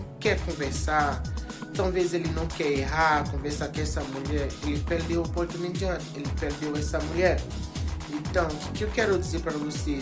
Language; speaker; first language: Portuguese; non-native, learner; Haitian Creole